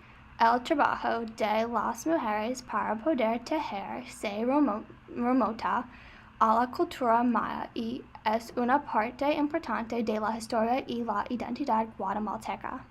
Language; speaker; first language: Spanish; non-native, learner; English